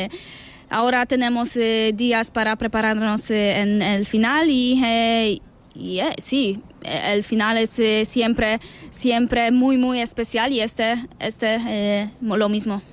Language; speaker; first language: Spanish; non-native, learner; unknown